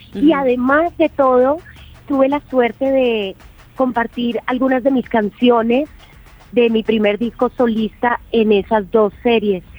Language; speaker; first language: Spanish; native; Spanish